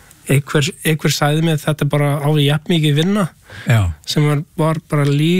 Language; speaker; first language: Icelandic; non-native, learner; English